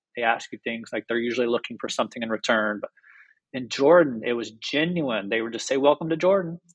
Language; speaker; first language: English; native; English